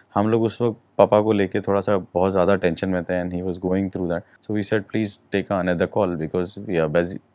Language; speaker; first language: Hindi; native; Hindi